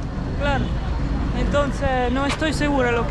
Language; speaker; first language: Spanish; non-native, fluent; Arabic